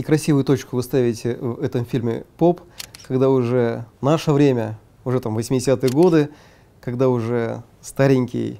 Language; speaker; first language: Russian; native; Russian